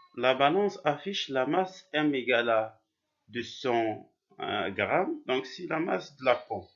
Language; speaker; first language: French; non-native, local second language; Arabic